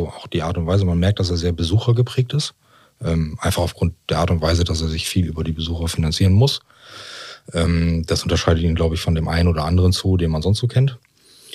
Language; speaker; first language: German; native; German